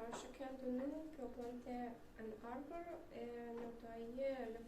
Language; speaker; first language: French; non-native, learner; Russian